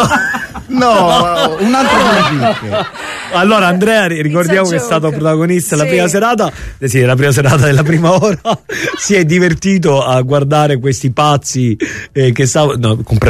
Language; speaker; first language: Italian; native; Italian